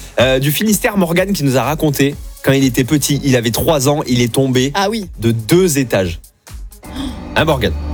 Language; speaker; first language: French; native; French